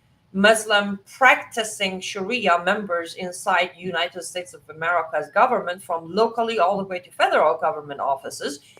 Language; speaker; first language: English; non-native, fluent; Persian